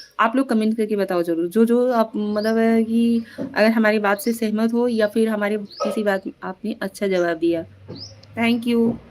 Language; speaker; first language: Hindi; native; Hindi